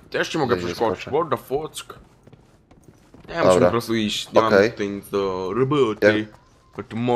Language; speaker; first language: Polish; native; Polish